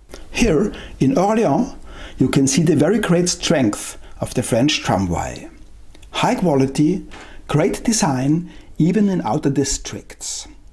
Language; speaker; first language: English; non-native, fluent; German